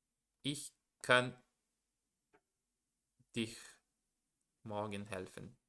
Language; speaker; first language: German; non-native, learner; Portuguese